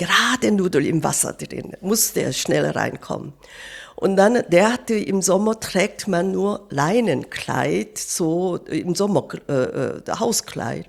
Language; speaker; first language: German; non-native, fluent; Korean